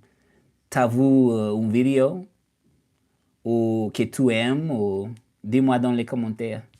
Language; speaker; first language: French; non-native, learner; English